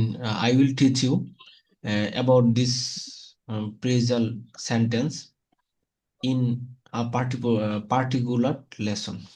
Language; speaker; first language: English; non-native, fluent; Bangla